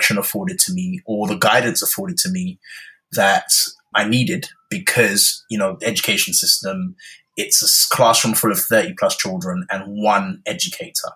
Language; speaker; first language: English; native; English